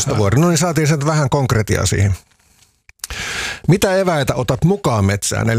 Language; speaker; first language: Finnish; native; Finnish